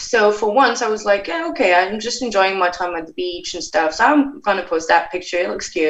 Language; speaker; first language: English; non-native, fluent; French